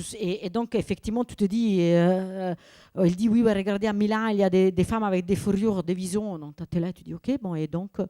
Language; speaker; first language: French; non-native, fluent; Italian